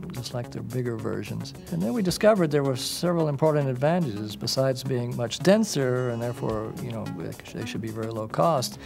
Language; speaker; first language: English; native; English